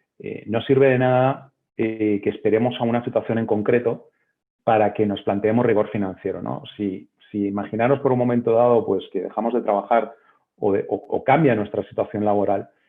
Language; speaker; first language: Spanish; native; Spanish